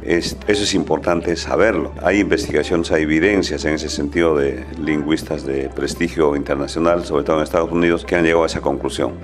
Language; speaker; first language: Spanish; non-native, local second language; Quechua